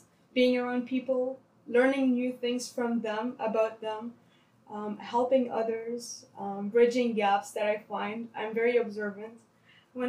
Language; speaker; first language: English; non-native, fluent; Arabic